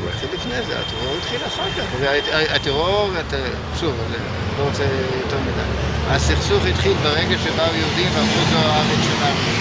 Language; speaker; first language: Hebrew; native; Hebrew